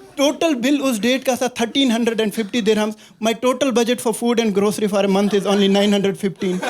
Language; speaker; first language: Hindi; non-native, local second language; Kashmiri